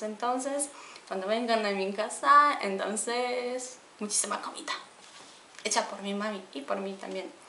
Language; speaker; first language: Spanish; non-native, fluent; Polish